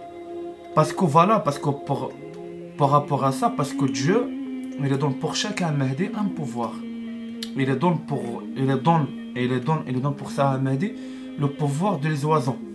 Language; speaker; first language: French; non-native, learner; Arabic